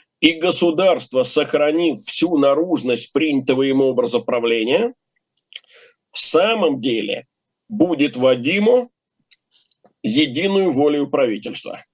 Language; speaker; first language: Russian; native; Russian